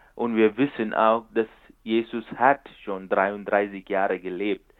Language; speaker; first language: German; non-native, fluent; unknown